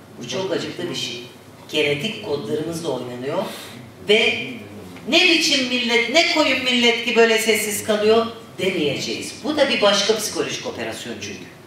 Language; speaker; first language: Turkish; native; Turkish